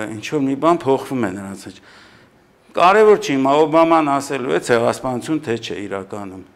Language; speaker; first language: Armenian; native; Armenian